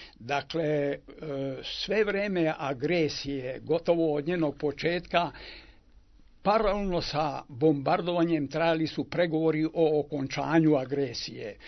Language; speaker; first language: Serbian; native; Serbian